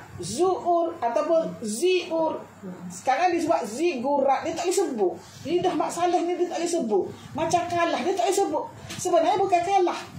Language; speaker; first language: Malay; native; Malay